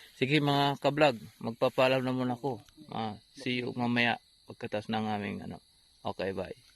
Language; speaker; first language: Filipino; non-native, local second language; Cebuano